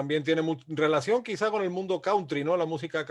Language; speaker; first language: Spanish; native; Spanish